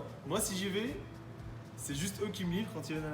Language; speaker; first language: French; native; French